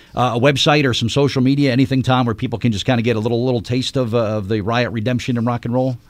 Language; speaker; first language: English; native; English